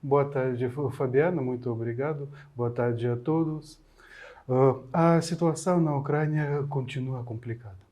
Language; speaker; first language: Portuguese; non-native, fluent; Ukrainian